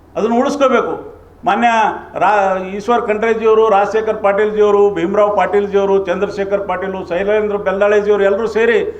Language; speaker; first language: Kannada; native; Kannada